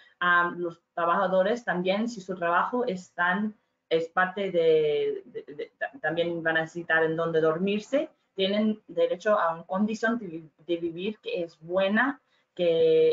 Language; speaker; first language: Spanish; non-native, fluent; English